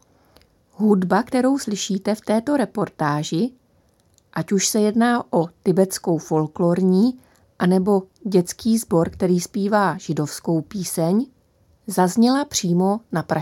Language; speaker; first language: Czech; native; Czech